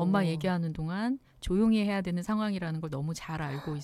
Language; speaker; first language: Korean; native; Korean